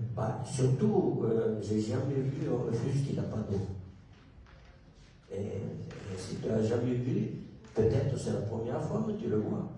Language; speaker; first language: French; non-native, local second language; Italian